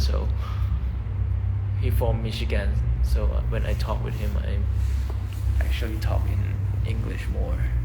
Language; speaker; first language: English; non-native, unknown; Thai